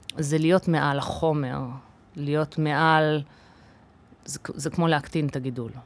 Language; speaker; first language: Hebrew; early bilingual, other home language; English